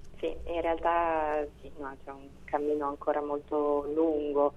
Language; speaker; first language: Italian; native; Italian